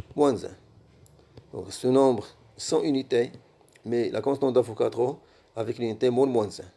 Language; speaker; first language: French; non-native, local second language; Arabic